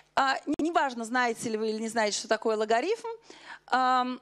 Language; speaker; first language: Russian; native; Russian